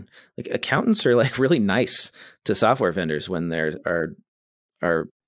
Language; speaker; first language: English; native; English